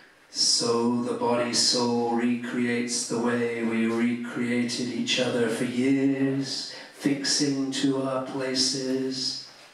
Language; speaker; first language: English; native; English